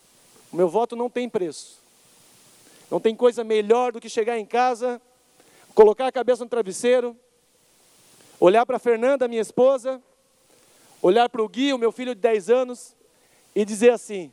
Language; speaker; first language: Portuguese; native; Portuguese